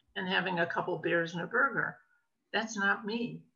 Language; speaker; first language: English; native; English